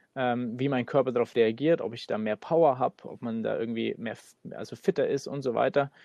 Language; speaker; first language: German; native; German